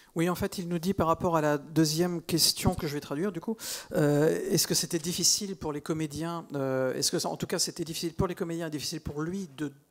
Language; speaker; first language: French; native; French